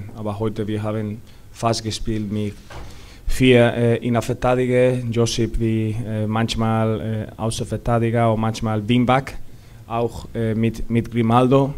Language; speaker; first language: German; non-native, learner; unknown